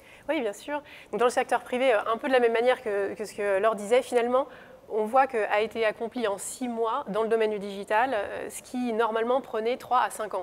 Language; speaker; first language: French; native; French